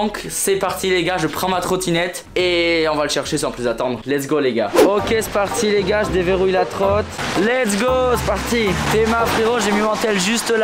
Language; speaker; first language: French; native; French